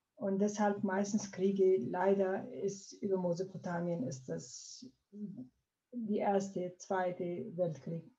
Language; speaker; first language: German; non-native, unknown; Kurdish